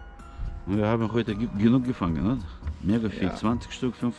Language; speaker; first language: German; non-native, learner; Russian